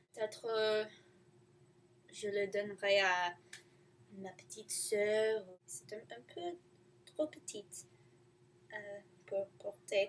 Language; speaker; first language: French; non-native, learner; English